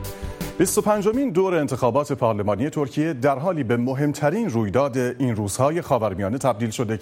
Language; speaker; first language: Persian; native; Persian